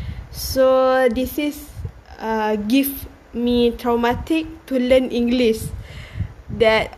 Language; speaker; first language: English; non-native, learner; Malay